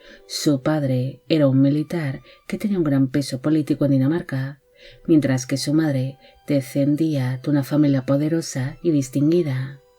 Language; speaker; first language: Spanish; native; Spanish